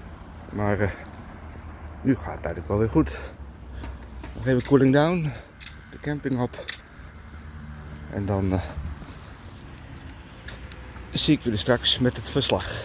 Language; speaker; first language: Dutch; native; Dutch